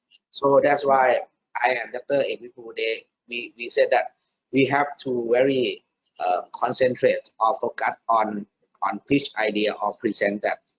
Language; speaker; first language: English; non-native, learner; Thai